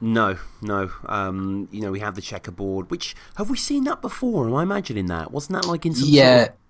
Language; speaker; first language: English; native; English